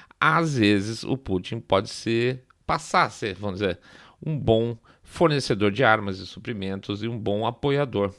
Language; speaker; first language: Portuguese; native; Portuguese